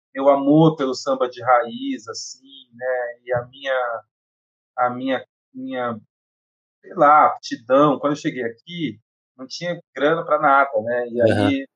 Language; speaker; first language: Portuguese; native; Portuguese